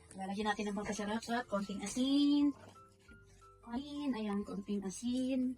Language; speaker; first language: Filipino; non-native, local second language; Cebuano